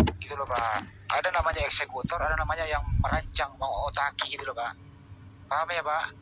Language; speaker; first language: Indonesian; native; Indonesian